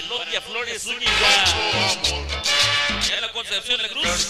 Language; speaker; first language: Spanish; native; Spanish